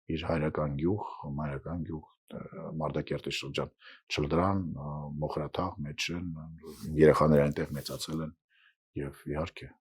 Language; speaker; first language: Armenian; non-native, fluent; Russian